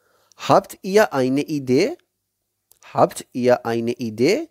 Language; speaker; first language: German; non-native, learner; Hindi